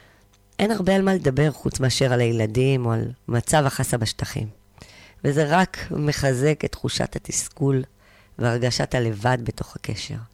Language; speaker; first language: Hebrew; native; Hebrew